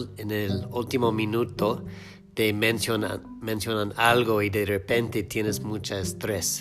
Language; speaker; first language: Spanish; non-native, fluent; English